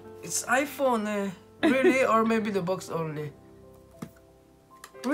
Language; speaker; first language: English; non-native, learner; Filipino